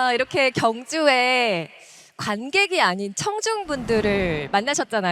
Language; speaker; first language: Korean; native; Korean